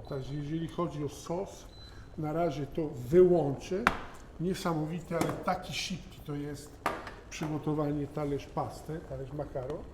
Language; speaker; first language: Polish; non-native, learner; Italian